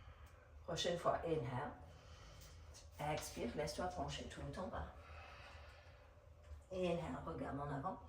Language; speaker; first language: French; non-native, fluent; English